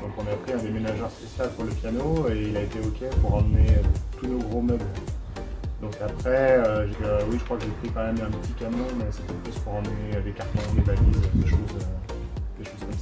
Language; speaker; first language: French; native; French